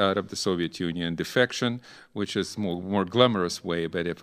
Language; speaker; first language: English; non-native, fluent; Ukrainian